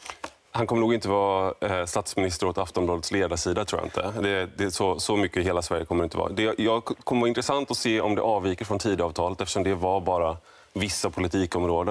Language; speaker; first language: Swedish; native; Swedish